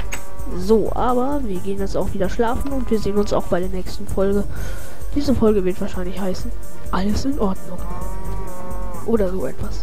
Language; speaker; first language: German; native; German